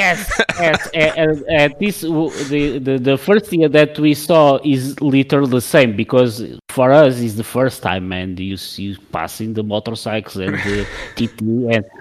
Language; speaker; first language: English; non-native, learner; Portuguese